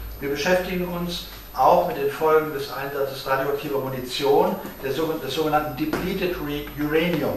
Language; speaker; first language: German; native; German